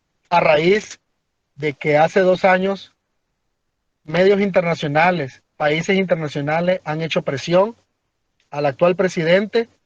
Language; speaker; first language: Spanish; native; Spanish